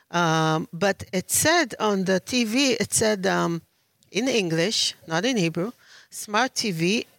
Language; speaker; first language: English; non-native, learner; Hebrew